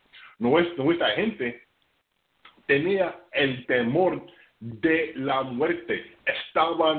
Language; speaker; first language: Spanish; non-native, fluent; English